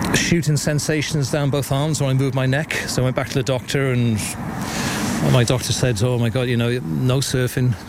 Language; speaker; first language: English; native; English